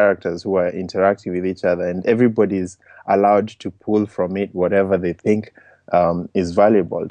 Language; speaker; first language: English; non-native, local second language; Luo (Kenya and Tanzania)